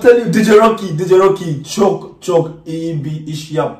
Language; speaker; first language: Turkish; non-native, learner; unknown